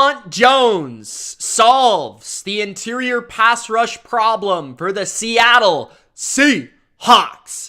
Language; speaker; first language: English; native; English